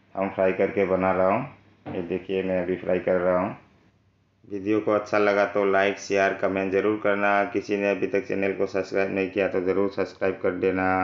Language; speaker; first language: Hindi; non-native, local second language; Manipuri